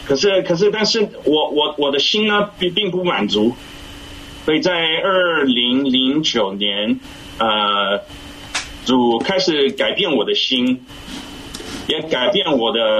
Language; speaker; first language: Chinese; early bilingual, heritage; English